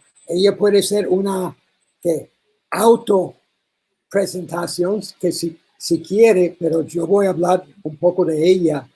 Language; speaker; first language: Spanish; non-native, learner; English